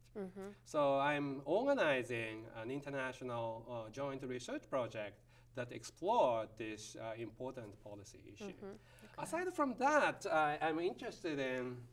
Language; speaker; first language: English; non-native, fluent; Japanese